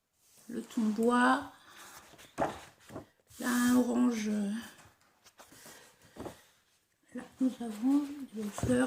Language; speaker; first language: French; native; French